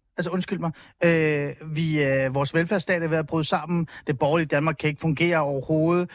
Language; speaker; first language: Danish; early bilingual, other home language; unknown